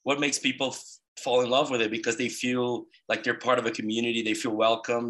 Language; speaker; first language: English; non-native, fluent; Portuguese